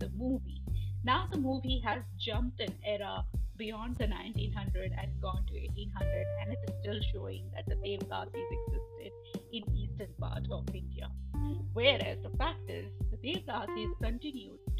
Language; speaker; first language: English; non-native, local second language; Bangla